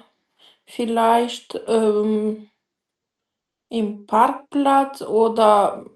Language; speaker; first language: German; non-native, learner; Macedonian